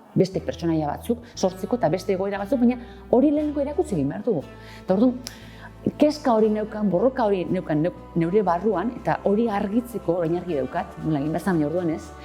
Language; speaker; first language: Basque; native; Basque